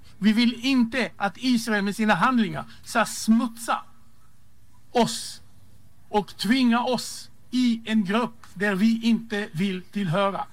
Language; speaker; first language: Swedish; non-native, fluent; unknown